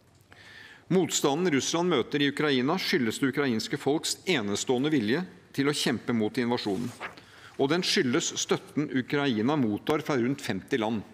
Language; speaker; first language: Norwegian; native; Norwegian